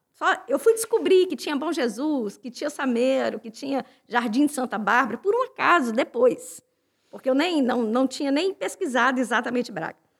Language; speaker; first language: Portuguese; native; Portuguese